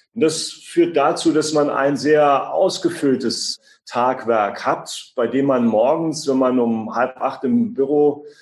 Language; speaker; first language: German; native; German